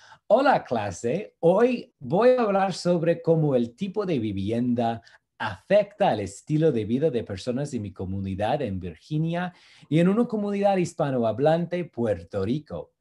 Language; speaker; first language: Spanish; non-native, fluent; English